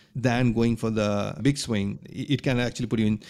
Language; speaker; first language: English; non-native, local second language; Bangla